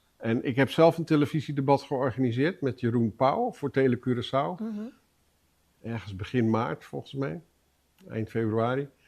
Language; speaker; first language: Dutch; native; Dutch